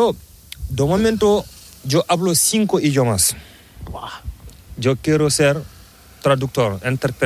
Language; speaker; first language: Spanish; non-native, learner; Fula